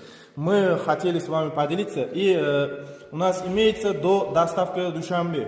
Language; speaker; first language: Russian; non-native, fluent; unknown